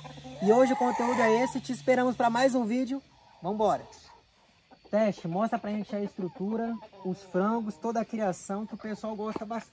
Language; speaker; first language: Portuguese; native; Portuguese